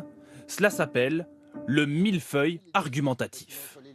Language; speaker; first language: French; native; French